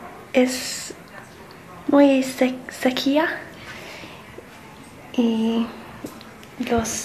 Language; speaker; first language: Spanish; non-native, learner; English